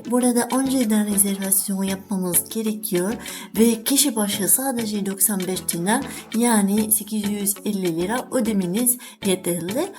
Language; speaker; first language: Turkish; non-native, learner; Arabic